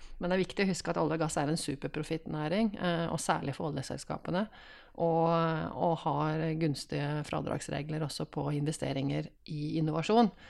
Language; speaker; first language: Norwegian; native; Norwegian